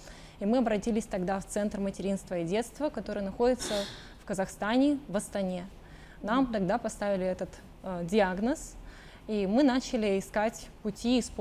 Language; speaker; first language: Russian; native; Russian